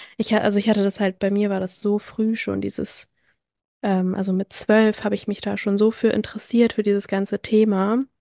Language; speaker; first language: German; early bilingual, other home language; French